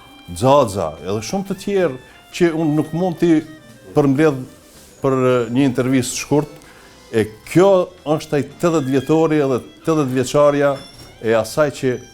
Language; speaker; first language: Albanian; native; Albanian